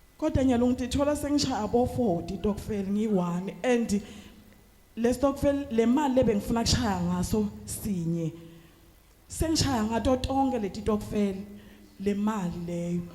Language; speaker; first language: Zulu; non-native, local second language; Swati